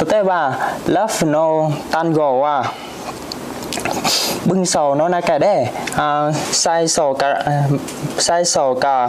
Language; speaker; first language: Japanese; non-native, learner; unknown